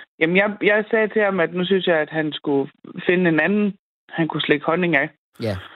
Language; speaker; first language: Danish; native; Danish